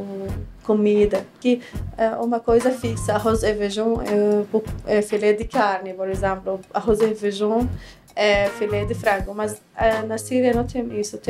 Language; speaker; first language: Portuguese; non-native, learner; Arabic